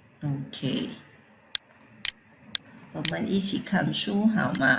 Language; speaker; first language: Chinese; non-native, fluent; Thai